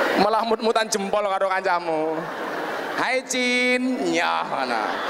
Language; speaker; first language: Indonesian; non-native, local second language; Javanese